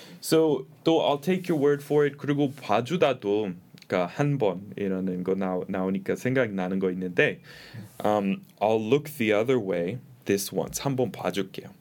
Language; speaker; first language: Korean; non-native, fluent; English